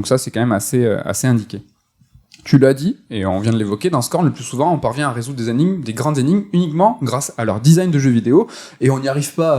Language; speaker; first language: French; native; French